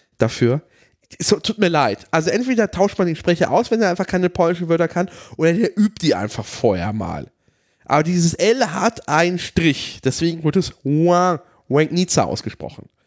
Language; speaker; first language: German; early bilingual, other home language; Polish